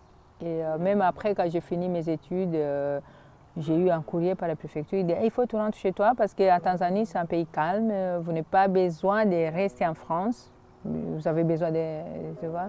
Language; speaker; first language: French; non-native, fluent; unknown